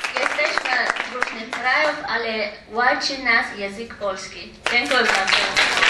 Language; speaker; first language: Polish; non-native, learner; Armenian